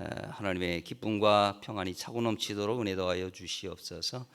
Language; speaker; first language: Korean; native; Korean